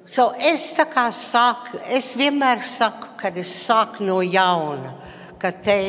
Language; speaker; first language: Latvian; early bilingual, heritage; Latvian